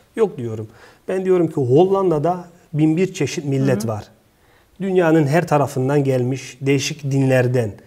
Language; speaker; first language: Turkish; early bilingual, heritage; Turkish